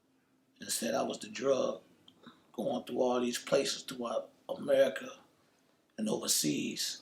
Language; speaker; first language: English; native; English